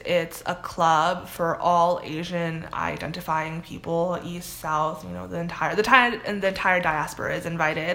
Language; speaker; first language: English; native; English